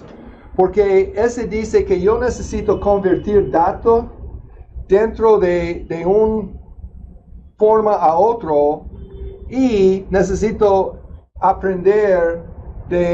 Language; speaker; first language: Spanish; non-native, fluent; English